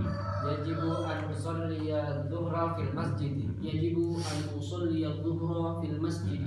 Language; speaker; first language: Arabic; non-native, learner; Indonesian